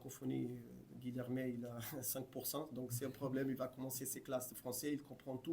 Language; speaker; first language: French; non-native, fluent; Portuguese